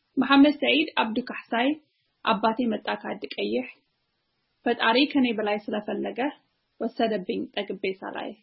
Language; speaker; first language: Amharic; early bilingual, heritage; Amharic